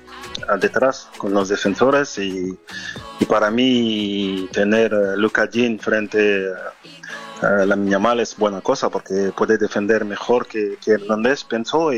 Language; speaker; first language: Spanish; non-native, fluent; French